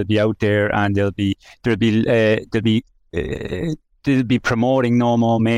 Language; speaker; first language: English; native; English